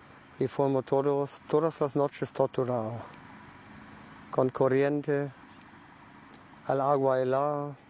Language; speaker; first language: Spanish; non-native, local second language; German